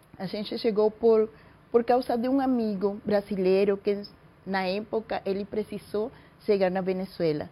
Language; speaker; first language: Portuguese; non-native, fluent; Spanish